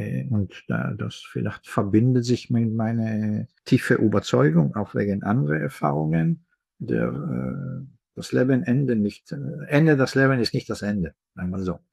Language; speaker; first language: German; non-native, fluent; Hebrew